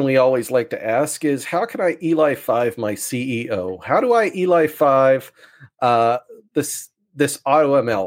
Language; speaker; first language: English; native; English